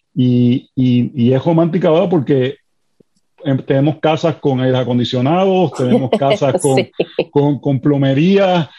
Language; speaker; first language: Spanish; native; Spanish